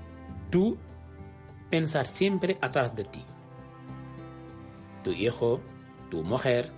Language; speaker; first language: Spanish; non-native, learner; Wolof